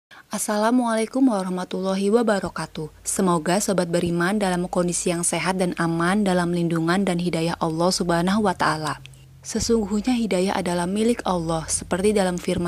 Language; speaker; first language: Indonesian; native; Indonesian